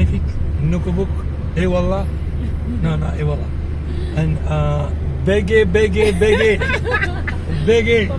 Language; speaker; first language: French; non-native, learner; Arabic